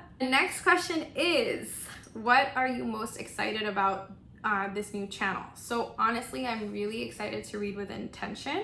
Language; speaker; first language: English; non-native, local second language; Spanish